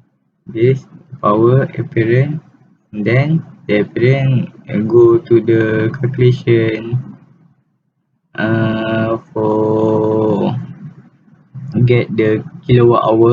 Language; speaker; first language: English; non-native, local second language; Malay